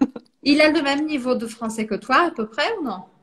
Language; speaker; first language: French; non-native, fluent; Portuguese